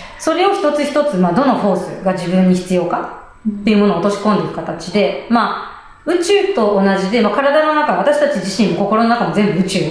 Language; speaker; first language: Japanese; native; Japanese